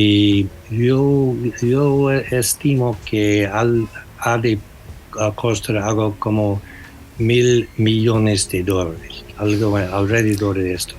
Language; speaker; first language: Spanish; non-native, fluent; English